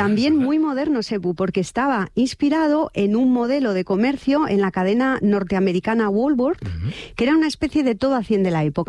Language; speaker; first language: Spanish; native; Spanish